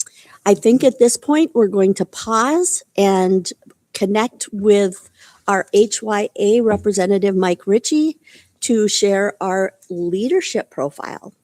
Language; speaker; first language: English; native; English